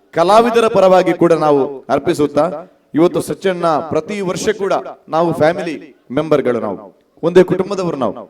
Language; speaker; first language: Kannada; non-native, local second language; Tulu